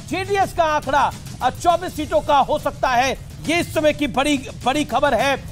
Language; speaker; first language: Hindi; native; Hindi